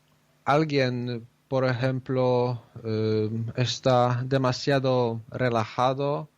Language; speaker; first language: Spanish; non-native, fluent; Polish